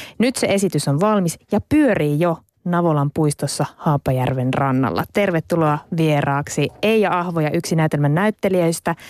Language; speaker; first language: Finnish; native; Finnish